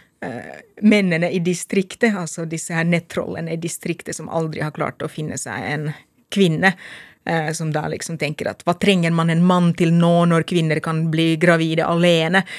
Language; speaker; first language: Norwegian; non-native, fluent; Finnish